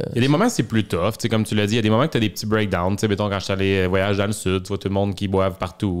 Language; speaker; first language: French; native; French